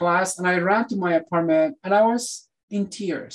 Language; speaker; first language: English; non-native, fluent; Spanish